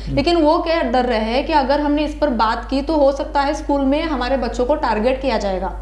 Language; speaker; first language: Hindi; non-native, local second language; Marathi